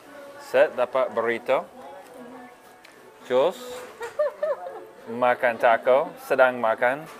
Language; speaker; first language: Indonesian; non-native, fluent; English